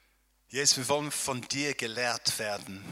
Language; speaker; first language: German; non-native, fluent; English